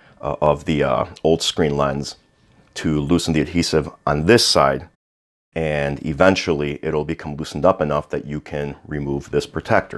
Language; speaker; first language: English; native; English